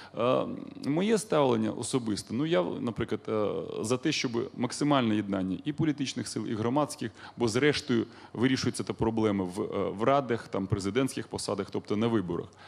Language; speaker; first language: Ukrainian; native; Ukrainian